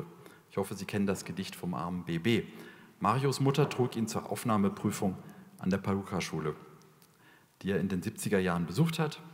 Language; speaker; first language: German; native; German